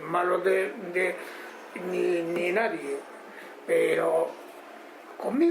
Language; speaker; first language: Spanish; non-native, learner; Japanese